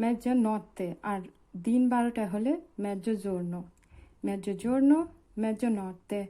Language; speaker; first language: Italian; non-native, learner; Bangla